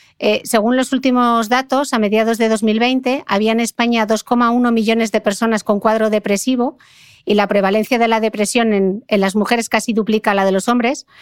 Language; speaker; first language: Spanish; native; Spanish